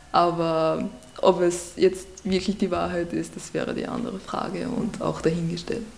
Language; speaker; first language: German; early bilingual, other home language; Persian